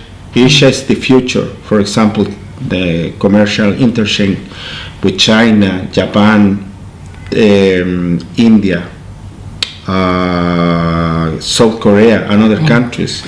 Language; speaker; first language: English; non-native, learner; Spanish